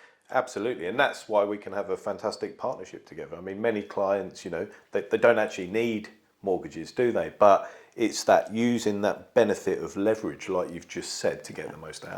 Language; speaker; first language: English; native; English